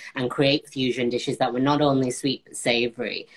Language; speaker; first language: English; native; English